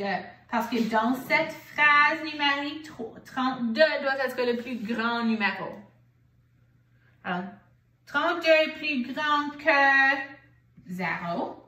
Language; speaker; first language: French; non-native, local second language; English